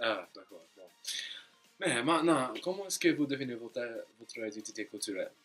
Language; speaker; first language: French; non-native, learner; English